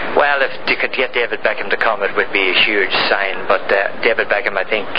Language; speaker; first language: English; native; English